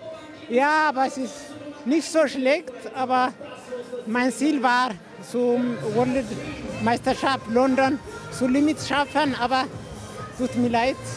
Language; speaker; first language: German; non-native, learner; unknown